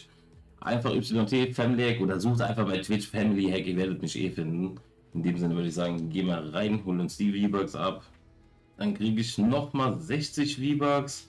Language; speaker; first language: German; native; German